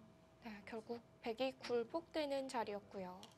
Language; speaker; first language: Korean; native; Korean